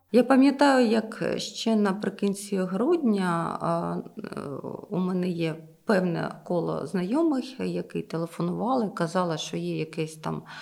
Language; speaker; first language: Ukrainian; non-native, local second language; Russian